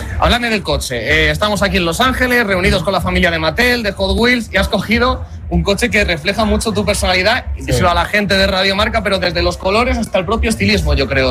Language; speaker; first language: Spanish; native; Spanish